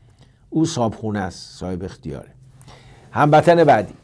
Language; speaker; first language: Persian; native; Persian